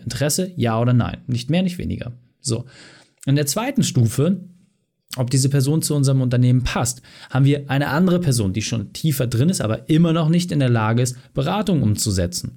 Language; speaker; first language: German; native; German